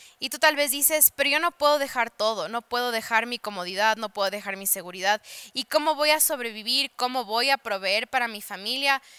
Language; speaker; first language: Spanish; early bilingual, heritage; Spanish